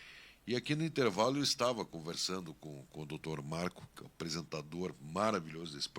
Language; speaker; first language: Portuguese; native; Portuguese